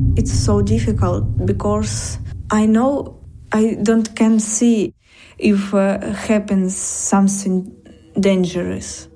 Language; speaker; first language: English; non-native, learner; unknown